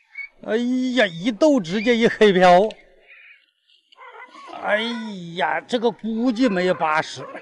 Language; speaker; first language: Chinese; native; Chinese